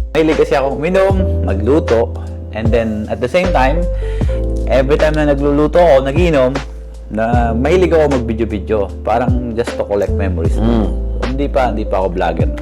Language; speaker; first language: Filipino; native; Filipino